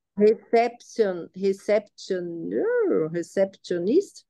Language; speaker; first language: English; non-native, learner; Portuguese